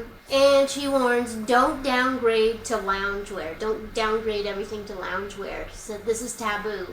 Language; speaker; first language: English; native; English